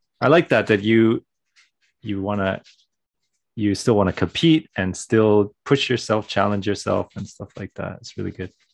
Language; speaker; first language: English; native; English